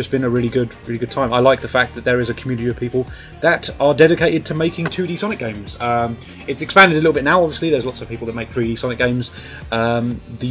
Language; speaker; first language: English; native; English